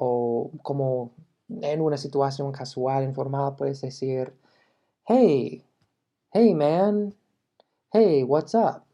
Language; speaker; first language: Spanish; non-native, fluent; English